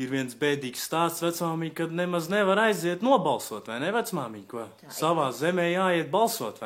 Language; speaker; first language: Latvian; native; Latvian